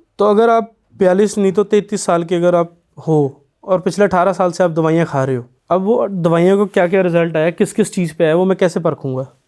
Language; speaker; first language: Hindi; non-native, local second language; Punjabi